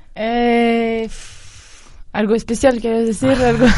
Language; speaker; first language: Spanish; non-native, fluent; French